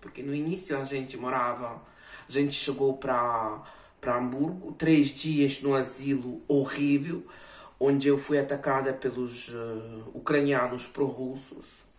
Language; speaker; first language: Portuguese; non-native, fluent; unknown